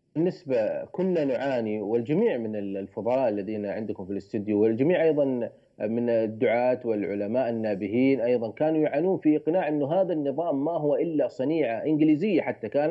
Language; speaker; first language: Arabic; native; Arabic